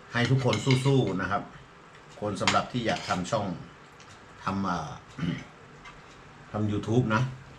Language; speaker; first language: Thai; native; Thai